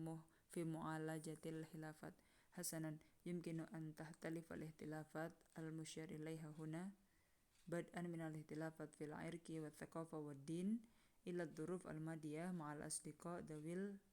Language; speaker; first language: Arabic; non-native, fluent; Indonesian